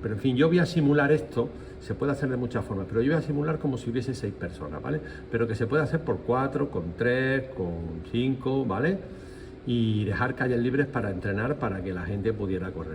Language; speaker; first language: Spanish; native; Spanish